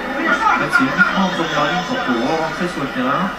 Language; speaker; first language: French; native; French